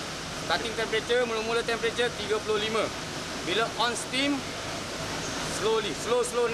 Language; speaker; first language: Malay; non-native, learner; Nepali